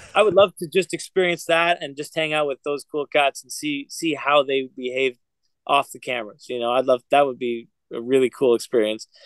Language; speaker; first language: English; native; English